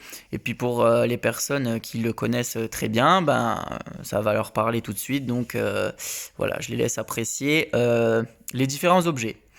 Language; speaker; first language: French; native; French